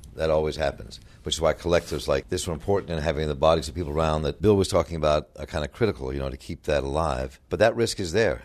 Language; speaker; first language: English; native; English